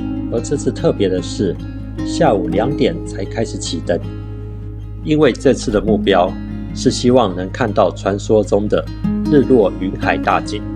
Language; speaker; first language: Chinese; native; Chinese